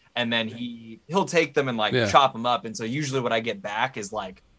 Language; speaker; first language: English; native; English